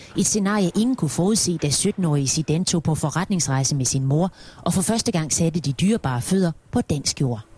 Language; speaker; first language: Danish; native; Danish